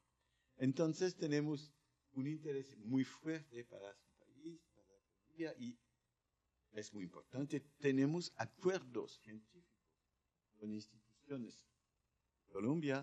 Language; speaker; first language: Spanish; non-native, learner; French